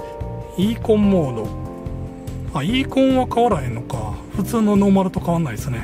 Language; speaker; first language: Japanese; native; Japanese